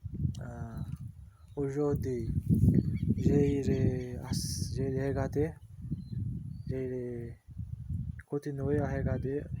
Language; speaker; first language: French; non-native, learner; Portuguese